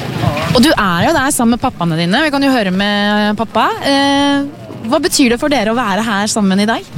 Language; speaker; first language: Norwegian; native; Norwegian